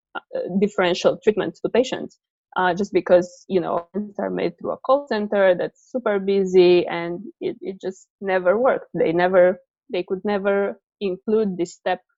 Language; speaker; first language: English; non-native, fluent; Romanian